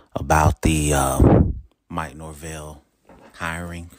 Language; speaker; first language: English; native; English